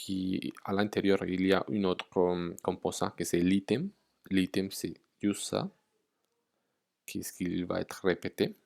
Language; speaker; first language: French; non-native, fluent; Spanish